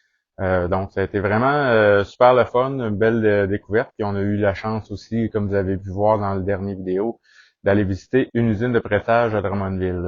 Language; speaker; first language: French; native; French